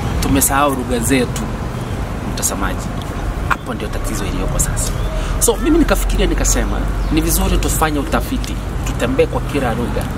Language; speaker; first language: Swahili; native; Swahili